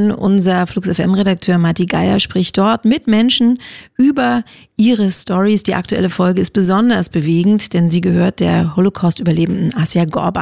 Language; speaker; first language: German; native; German